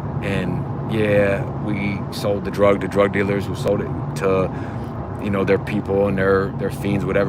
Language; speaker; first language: English; native; English